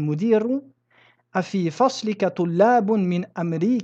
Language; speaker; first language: Arabic; non-native, fluent; French